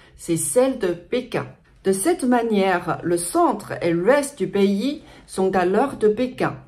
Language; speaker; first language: French; non-native, fluent; Chinese